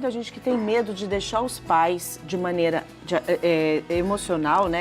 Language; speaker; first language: Portuguese; native; Portuguese